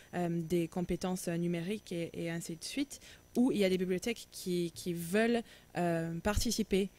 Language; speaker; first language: French; non-native, fluent; English